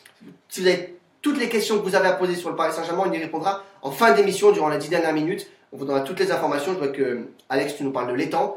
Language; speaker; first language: French; native; French